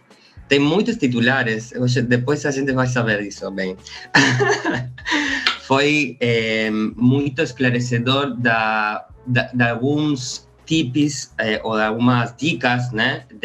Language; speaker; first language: Portuguese; non-native, learner; Spanish